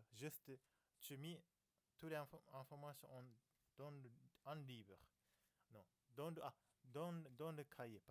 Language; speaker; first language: French; non-native, learner; Japanese